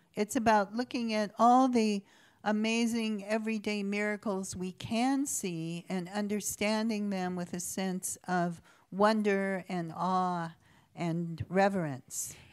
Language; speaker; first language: English; native; English